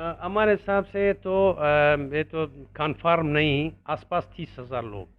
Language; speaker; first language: Hindi; non-native, learner; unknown